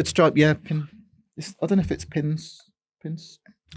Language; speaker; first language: English; native; English